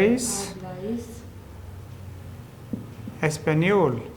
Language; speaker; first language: Spanish; non-native, fluent; Hindi